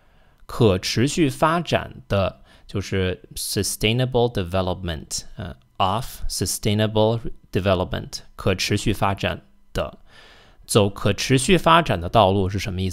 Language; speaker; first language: Chinese; non-native, fluent; English